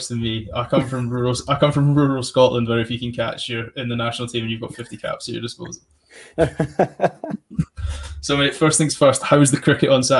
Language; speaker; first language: English; native; English